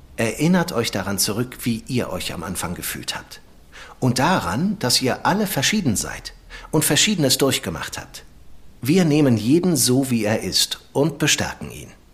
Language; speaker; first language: German; native; German